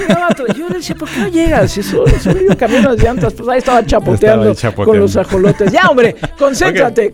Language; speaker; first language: Spanish; native; Spanish